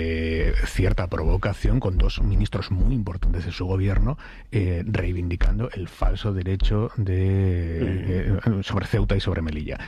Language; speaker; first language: Spanish; native; Spanish